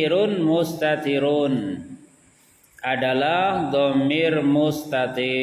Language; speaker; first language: Arabic; non-native, fluent; Indonesian